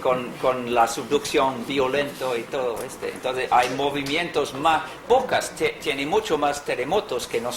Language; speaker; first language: Spanish; non-native, fluent; English